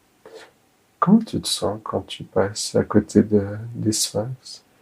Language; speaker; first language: French; native; French